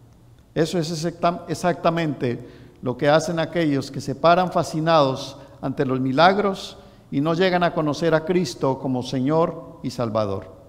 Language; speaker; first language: Spanish; native; Spanish